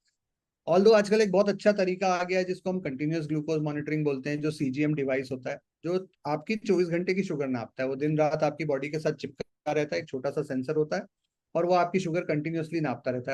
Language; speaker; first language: Hindi; native; Hindi